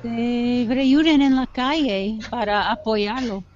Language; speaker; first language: Spanish; non-native, learner; English